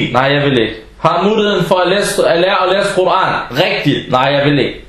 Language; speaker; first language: Danish; early bilingual, other home language; Arabic